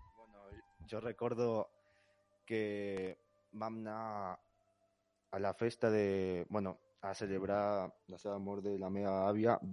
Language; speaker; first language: Catalan; early bilingual, other home language; Spanish